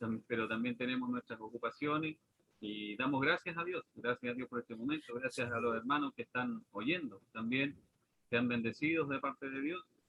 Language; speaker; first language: Spanish; native; Spanish